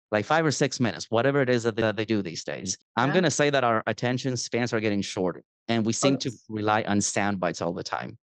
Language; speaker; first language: English; non-native, fluent; Spanish